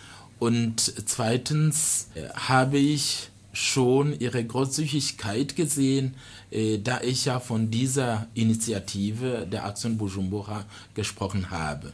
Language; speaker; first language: German; non-native, fluent; Rundi